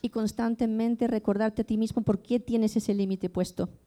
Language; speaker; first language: Spanish; native; Spanish